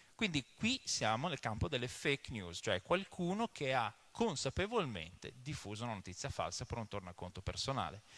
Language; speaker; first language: Italian; early bilingual, other home language; English